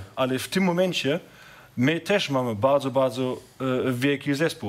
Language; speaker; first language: Polish; non-native, learner; German